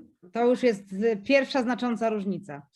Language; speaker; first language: Polish; non-native, fluent; English